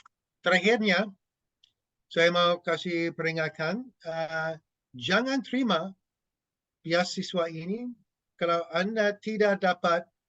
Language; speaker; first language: Indonesian; non-native, fluent; English